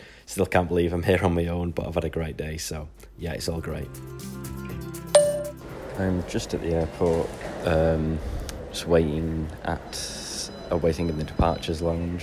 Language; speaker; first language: English; native; English